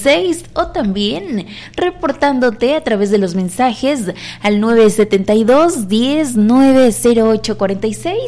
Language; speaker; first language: Spanish; native; Spanish